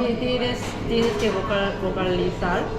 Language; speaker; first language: Spanish; non-native, learner; Korean